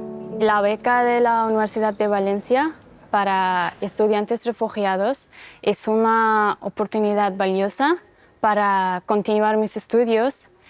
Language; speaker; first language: Spanish; non-native, learner; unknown